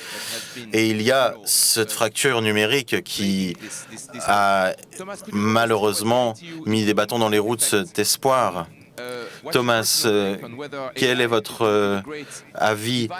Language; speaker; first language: French; native; French